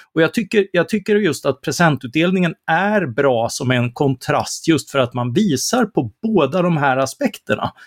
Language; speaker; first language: Swedish; native; Swedish